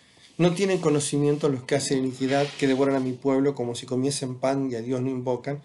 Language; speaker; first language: Spanish; native; Spanish